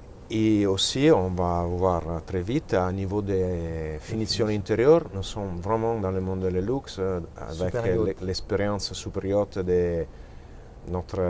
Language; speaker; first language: French; non-native, fluent; Italian